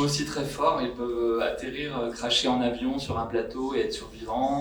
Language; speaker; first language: French; native; French